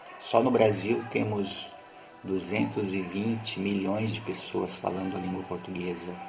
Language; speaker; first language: Portuguese; native; Portuguese